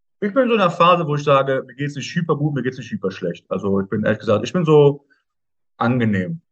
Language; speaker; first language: German; native; German